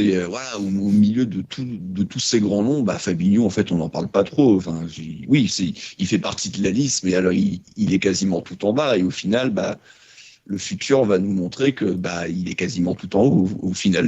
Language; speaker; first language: French; native; French